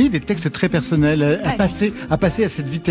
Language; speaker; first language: French; native; French